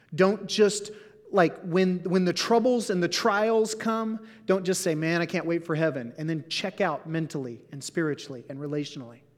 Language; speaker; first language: English; native; English